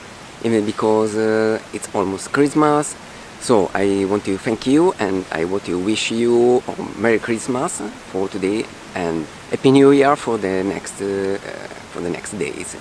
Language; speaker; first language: English; non-native, fluent; Italian